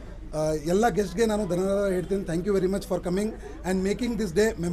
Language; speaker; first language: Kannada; non-native, local second language; Hindi